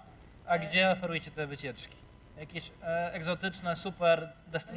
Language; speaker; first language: Polish; native; Polish